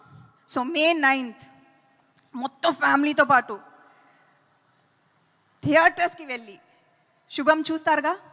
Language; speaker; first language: Telugu; non-native, fluent; Tamil